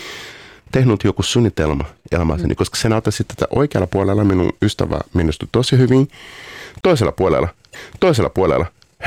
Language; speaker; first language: Finnish; non-native, fluent; Portuguese